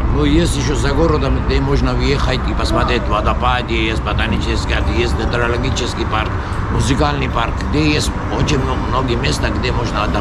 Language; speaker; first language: Russian; non-native, fluent; Georgian